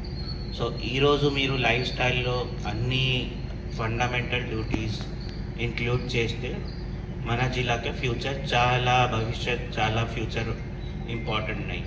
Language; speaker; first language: Telugu; non-native, learner; Hindi